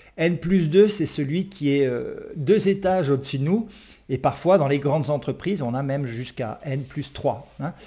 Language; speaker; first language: French; native; French